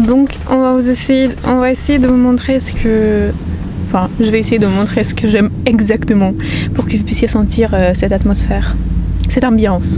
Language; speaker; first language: French; non-native, fluent; Russian